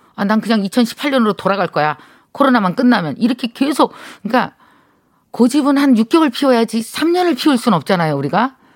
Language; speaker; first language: Korean; native; Korean